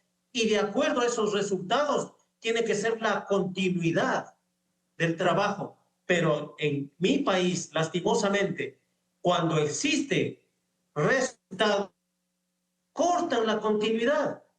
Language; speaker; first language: Spanish; native; Spanish